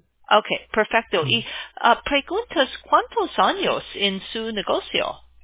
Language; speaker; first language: Spanish; non-native, learner; English